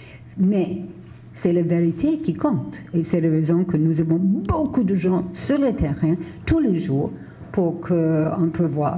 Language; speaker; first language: French; non-native, fluent; English